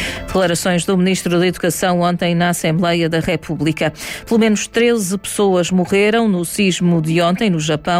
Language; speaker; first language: Portuguese; native; Portuguese